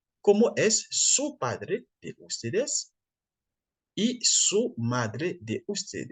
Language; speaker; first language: Spanish; non-native, fluent; French